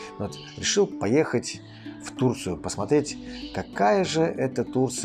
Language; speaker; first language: Russian; native; Russian